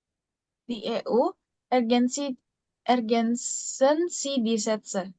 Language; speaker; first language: German; non-native, learner; Indonesian